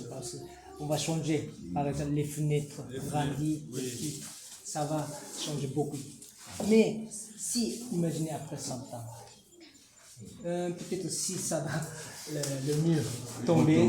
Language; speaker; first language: French; non-native, fluent; Japanese